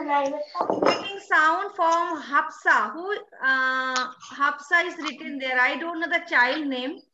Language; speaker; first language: English; non-native, learner; Bangla